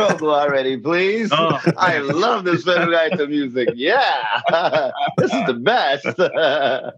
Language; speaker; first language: English; native; English